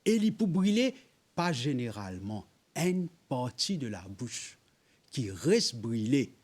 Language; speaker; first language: French; non-native, local second language; Morisyen